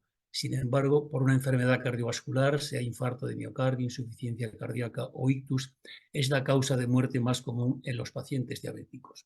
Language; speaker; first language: Spanish; native; Spanish